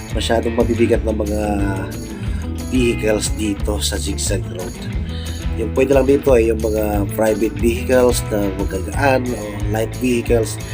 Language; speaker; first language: Filipino; non-native, local second language; Waray